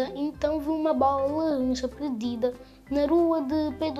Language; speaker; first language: Portuguese; non-native, local second language; Kabuverdianu